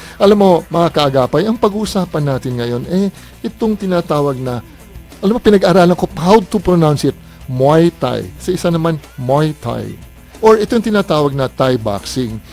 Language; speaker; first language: Filipino; native; Filipino